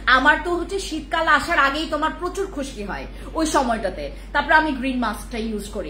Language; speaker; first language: Bangla; non-native, local second language; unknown